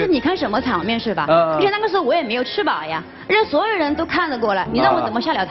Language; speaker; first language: Chinese; native; Chinese